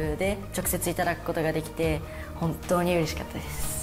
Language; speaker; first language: Japanese; native; Japanese